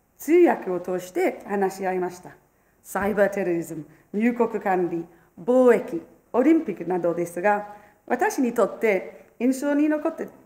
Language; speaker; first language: Japanese; non-native, fluent; English